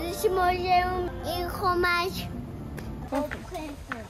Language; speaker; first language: French; early bilingual, other home language; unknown